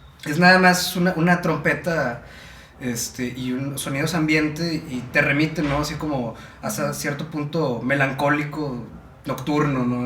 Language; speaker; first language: Spanish; native; Spanish